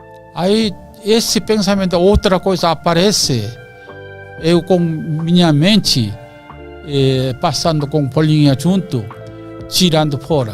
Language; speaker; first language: Portuguese; non-native, learner; Korean